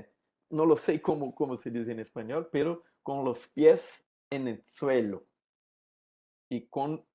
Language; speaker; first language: Spanish; non-native, learner; Portuguese